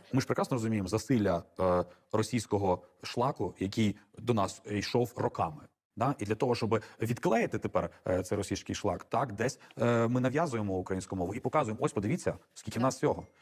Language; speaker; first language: Ukrainian; non-native, local second language; Russian